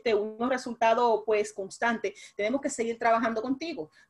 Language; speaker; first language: Spanish; native; Spanish